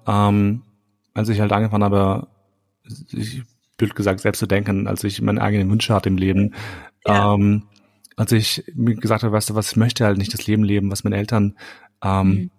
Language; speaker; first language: German; early bilingual, other home language; Albanian